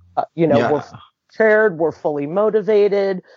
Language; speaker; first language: English; early bilingual, other home language; German